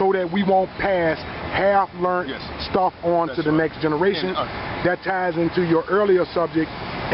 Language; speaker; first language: English; native; English